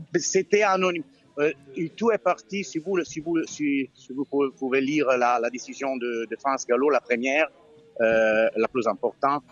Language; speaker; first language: French; non-native, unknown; Italian